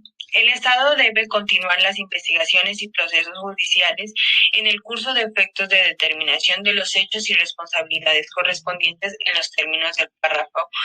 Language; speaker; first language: Spanish; native; Spanish